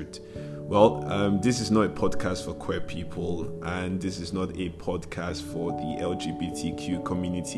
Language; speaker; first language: English; non-native, local second language; Yoruba